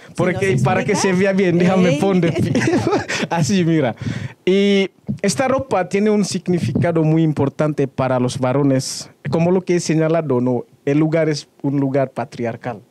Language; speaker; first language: Spanish; non-native, fluent; Indonesian